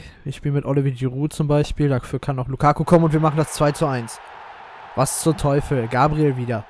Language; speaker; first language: German; native; German